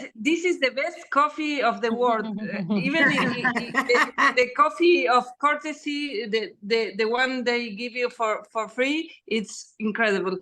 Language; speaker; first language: English; non-native, learner; Spanish